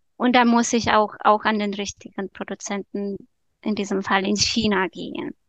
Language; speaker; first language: German; non-native, fluent; Romanian